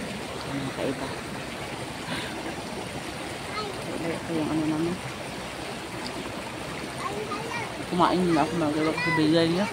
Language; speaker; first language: Filipino; non-native, local second language; Cebuano